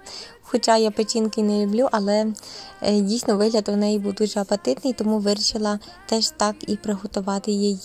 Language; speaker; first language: Ukrainian; native; Ukrainian